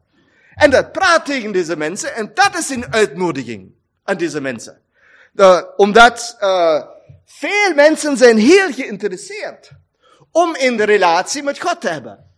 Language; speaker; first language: German; non-native, learner; Dutch